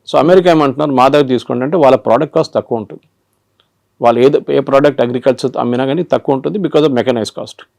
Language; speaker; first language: Telugu; non-native, local second language; Malayalam